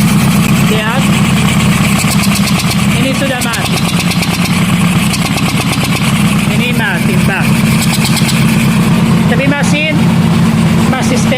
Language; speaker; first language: Indonesian; non-native, learner; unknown